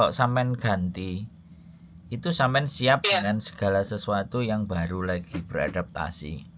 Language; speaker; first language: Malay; non-native, local second language; Javanese